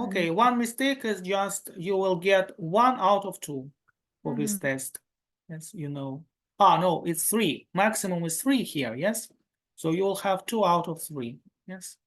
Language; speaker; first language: English; non-native, fluent; Russian